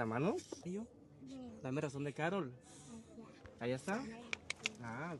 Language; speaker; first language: Spanish; native; Spanish